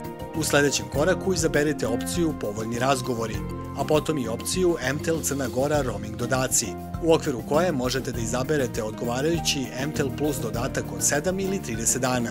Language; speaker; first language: Serbian; native; Serbian